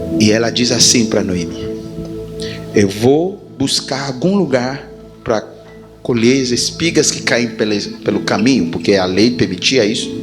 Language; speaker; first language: Portuguese; non-native, fluent; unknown